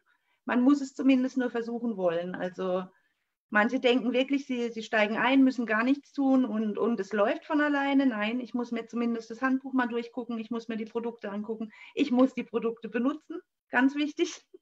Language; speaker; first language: German; native; German